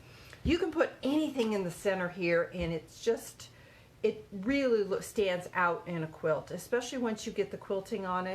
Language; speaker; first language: English; native; English